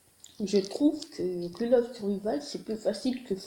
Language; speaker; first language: French; native; French